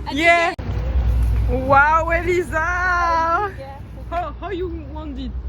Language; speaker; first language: English; non-native, learner; French